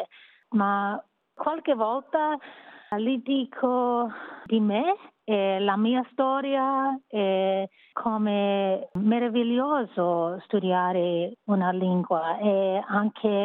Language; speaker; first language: Italian; non-native, learner; English